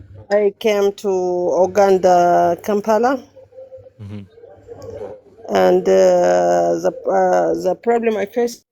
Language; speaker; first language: English; non-native, learner; Arabic